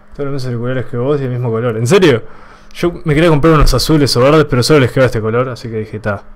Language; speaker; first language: Spanish; native; Spanish